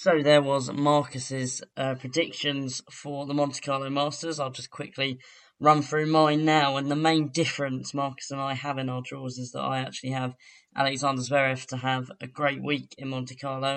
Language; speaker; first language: English; native; English